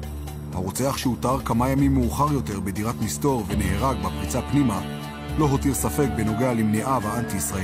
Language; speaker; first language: Hebrew; native; Hebrew